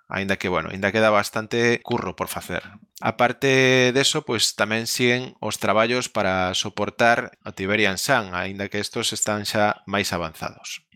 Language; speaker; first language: Galician; non-native, local second language; Spanish